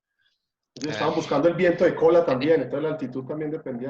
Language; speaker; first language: Spanish; native; Spanish